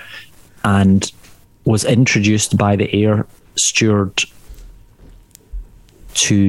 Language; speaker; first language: English; native; English